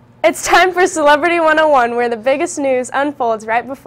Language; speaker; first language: English; native; English